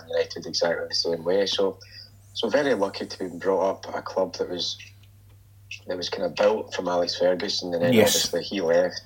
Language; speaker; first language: English; native; English